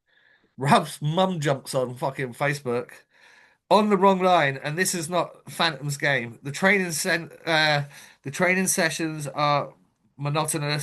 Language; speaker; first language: English; native; English